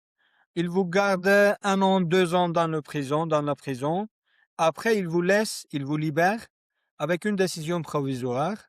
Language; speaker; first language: French; non-native, learner; Kurdish